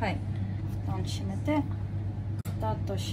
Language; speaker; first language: Japanese; non-native, learner; Ukrainian